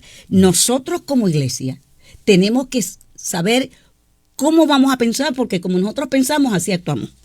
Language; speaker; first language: Spanish; native; Spanish